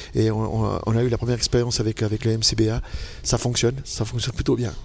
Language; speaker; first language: French; native; French